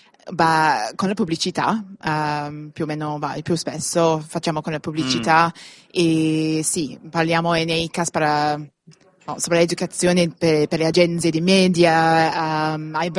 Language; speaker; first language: Italian; non-native, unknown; English